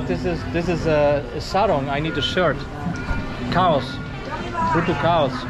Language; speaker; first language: English; non-native, fluent; German